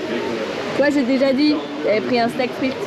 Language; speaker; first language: French; native; French